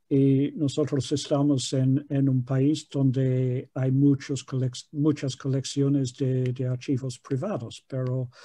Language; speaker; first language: Spanish; non-native, fluent; English